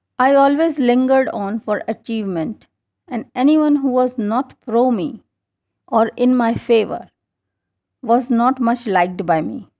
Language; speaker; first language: English; non-native, local second language; Hindi